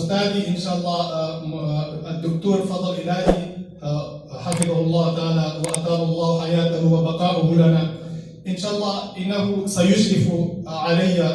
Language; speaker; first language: Arabic; non-native, fluent; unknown